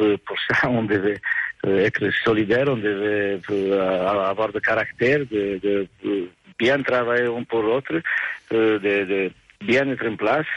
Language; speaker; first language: French; non-native, fluent; Romanian